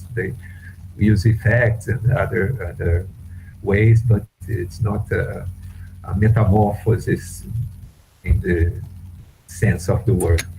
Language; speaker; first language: English; non-native, fluent; Portuguese